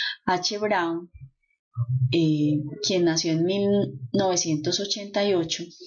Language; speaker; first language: Spanish; native; Spanish